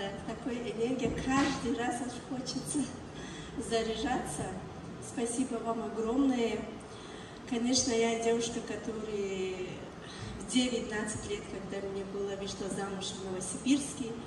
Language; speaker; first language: Russian; non-native, learner; Tajik